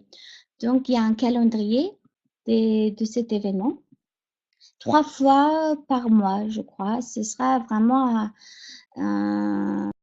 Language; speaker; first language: French; non-native, fluent; Mongolian